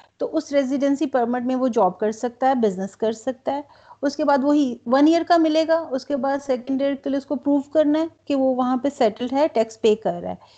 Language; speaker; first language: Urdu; non-native, local second language; Punjabi